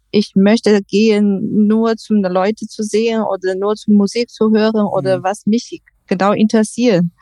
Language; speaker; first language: German; non-native, learner; Chinese